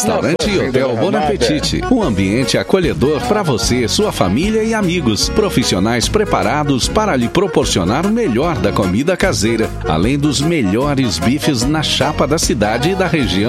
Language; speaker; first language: Portuguese; native; Portuguese